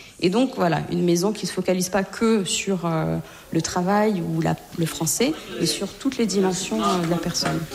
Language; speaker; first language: French; native; French